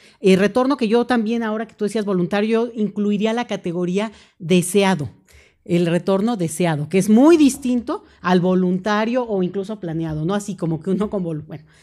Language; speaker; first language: Spanish; native; Spanish